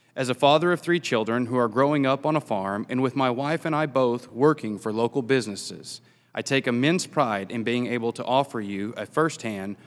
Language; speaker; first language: English; native; English